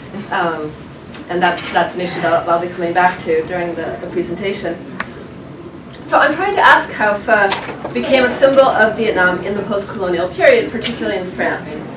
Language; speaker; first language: English; native; English